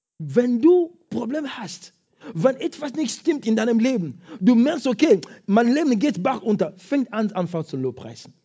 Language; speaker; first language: German; non-native, fluent; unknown